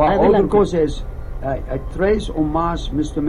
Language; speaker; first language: Spanish; non-native, learner; English